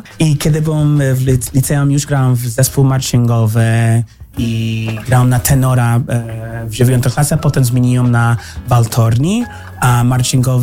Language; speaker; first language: Polish; early bilingual, heritage; English